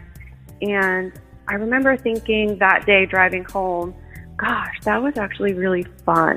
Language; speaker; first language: English; native; English